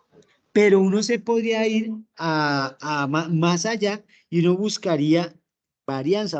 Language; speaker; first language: Spanish; native; Spanish